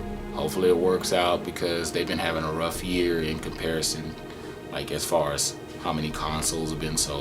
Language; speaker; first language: English; native; English